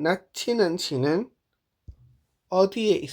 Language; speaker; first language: Korean; non-native, fluent; Hindi